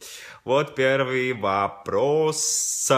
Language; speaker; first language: Russian; non-native, local second language; Latvian